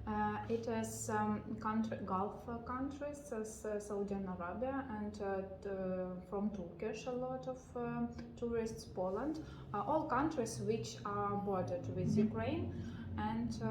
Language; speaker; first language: English; non-native, learner; Ukrainian